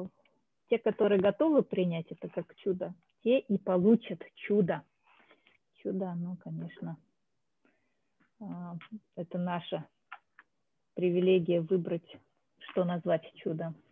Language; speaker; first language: Russian; native; Russian